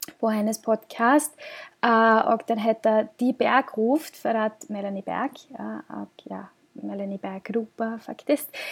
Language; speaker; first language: Swedish; non-native, fluent; German